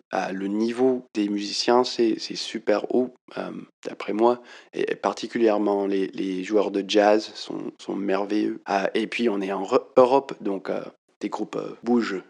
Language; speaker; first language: French; non-native, fluent; English